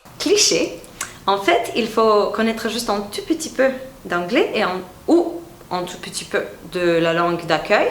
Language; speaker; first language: French; non-native, fluent; Romanian